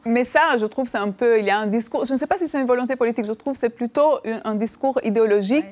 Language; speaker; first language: French; non-native, fluent; Albanian